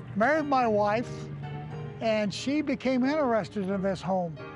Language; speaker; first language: English; native; English